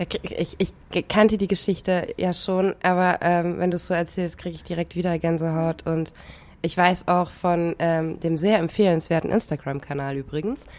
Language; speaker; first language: German; native; German